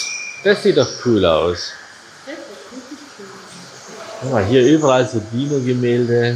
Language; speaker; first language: German; native; German